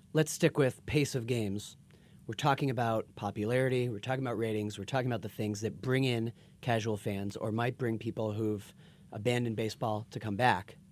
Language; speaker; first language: English; native; English